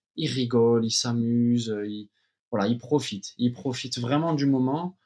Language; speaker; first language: French; native; French